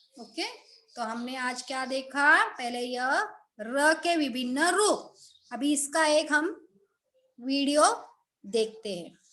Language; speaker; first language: Hindi; non-native, local second language; Marathi